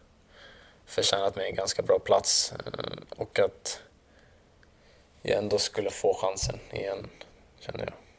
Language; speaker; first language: Swedish; early bilingual, other home language; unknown